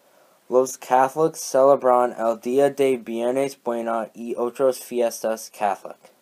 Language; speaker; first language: Spanish; non-native, learner; English